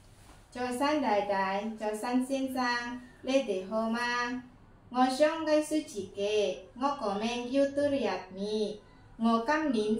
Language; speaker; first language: Cantonese; non-native, learner; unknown